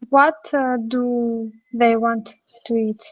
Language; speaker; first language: English; non-native, learner; Russian